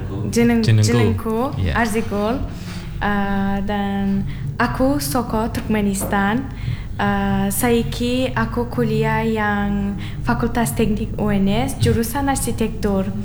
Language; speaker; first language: Indonesian; non-native, learner; Turkmen